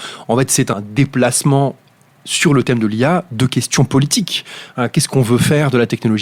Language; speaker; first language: French; native; French